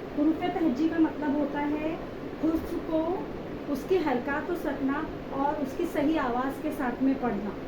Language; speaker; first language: Hindi; native; Hindi